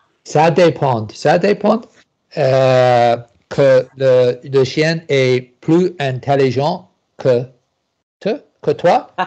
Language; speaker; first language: French; non-native, learner; English